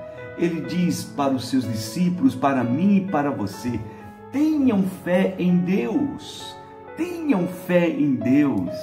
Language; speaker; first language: Portuguese; native; Portuguese